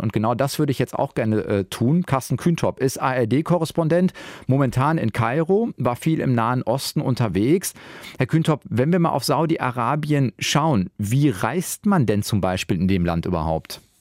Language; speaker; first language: German; native; German